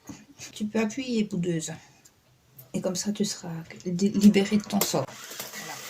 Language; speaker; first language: French; native; French